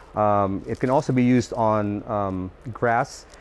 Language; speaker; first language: English; non-native, local second language; Filipino